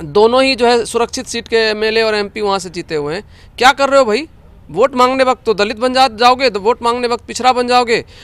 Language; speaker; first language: Hindi; native; Hindi